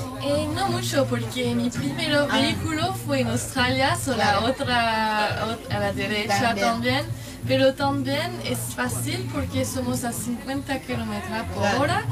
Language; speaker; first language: Spanish; non-native, learner; French